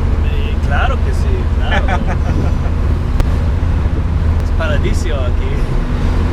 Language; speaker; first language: Spanish; non-native, learner; English